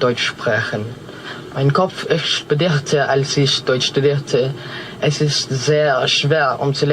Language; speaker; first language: German; non-native, learner; Filipino